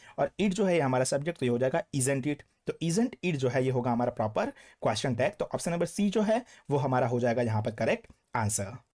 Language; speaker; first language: Hindi; non-native, local second language; Gujarati